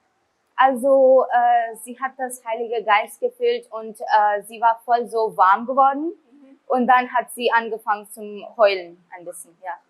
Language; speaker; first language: German; early bilingual, heritage; Urdu